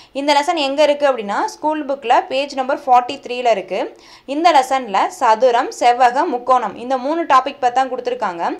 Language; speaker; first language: Tamil; native; Tamil